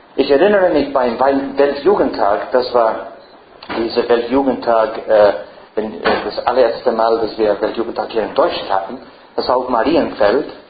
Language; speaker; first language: German; non-native, fluent; English